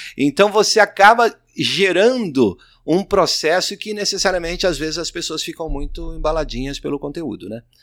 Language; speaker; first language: Portuguese; native; Portuguese